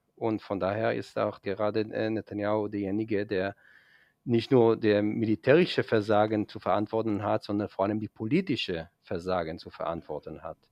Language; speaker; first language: German; non-native, fluent; Hebrew